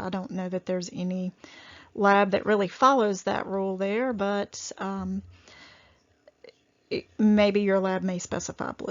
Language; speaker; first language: English; native; English